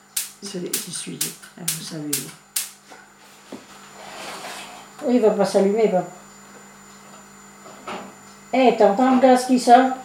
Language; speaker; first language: French; native; French